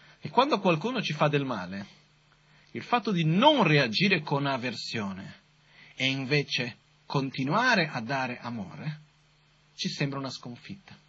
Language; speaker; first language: Italian; non-native, fluent; Portuguese